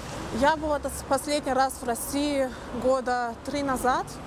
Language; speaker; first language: Russian; early bilingual, heritage; Russian